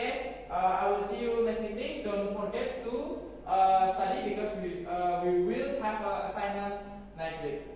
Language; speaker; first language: English; non-native, fluent; Indonesian